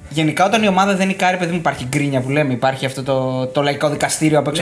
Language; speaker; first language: Greek; native; Greek